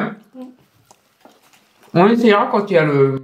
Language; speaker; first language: French; native; French